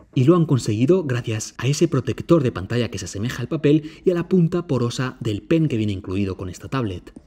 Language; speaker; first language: Spanish; native; Spanish